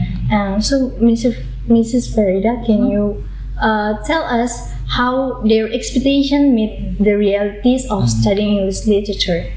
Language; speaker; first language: English; non-native, learner; Indonesian